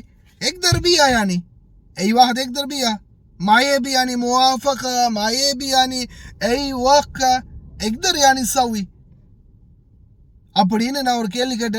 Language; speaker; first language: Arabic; non-native, learner; Tamil